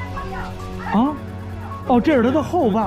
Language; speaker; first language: Chinese; native; Chinese